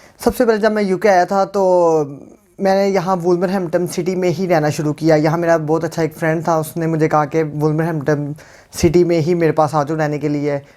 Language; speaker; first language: Urdu; non-native, local second language; Punjabi